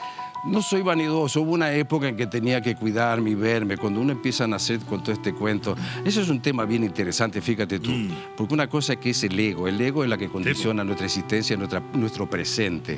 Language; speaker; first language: Spanish; native; Spanish